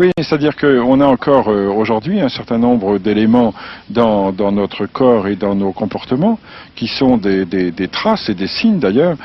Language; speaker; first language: French; native; French